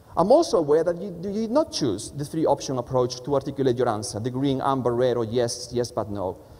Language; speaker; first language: English; non-native, fluent; Spanish